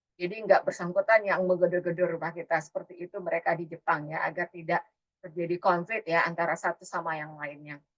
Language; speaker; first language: Indonesian; native; Indonesian